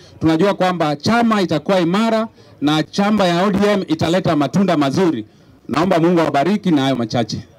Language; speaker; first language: Swahili; non-native, local second language; Luo (Kenya and Tanzania)